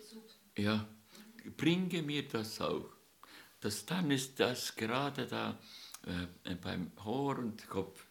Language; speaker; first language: German; non-native, learner; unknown